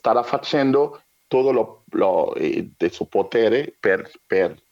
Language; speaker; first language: Spanish; non-native, learner; Haitian Creole